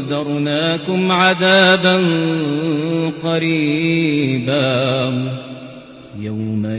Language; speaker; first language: Arabic; native; Arabic